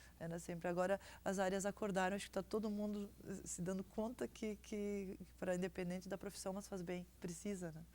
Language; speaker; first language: Portuguese; native; Portuguese